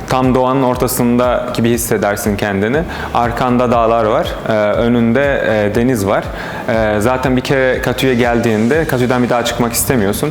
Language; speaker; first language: Turkish; non-native, fluent; Arabic